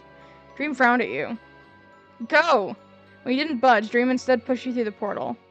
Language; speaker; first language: English; native; English